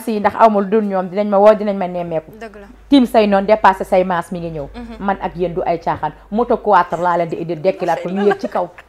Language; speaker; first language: Wolof; non-native, local second language; Fula